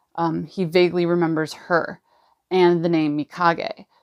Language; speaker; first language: English; native; English